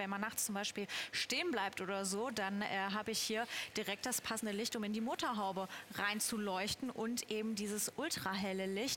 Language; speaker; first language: German; native; German